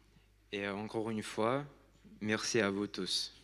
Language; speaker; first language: French; non-native, fluent; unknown